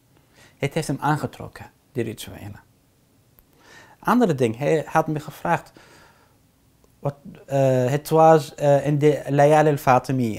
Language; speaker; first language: Dutch; non-native, fluent; Arabic